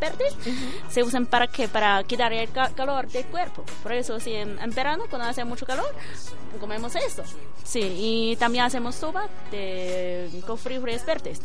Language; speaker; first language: Spanish; non-native, learner; Chinese